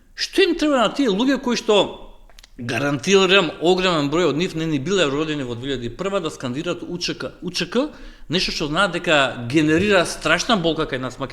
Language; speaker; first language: Macedonian; native; Macedonian